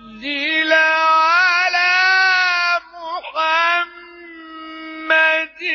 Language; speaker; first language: Arabic; native; Arabic